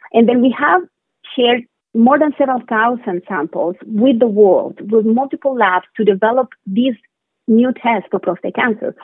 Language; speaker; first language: English; non-native, fluent; Spanish